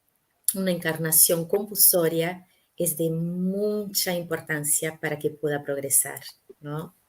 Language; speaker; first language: Spanish; native; Spanish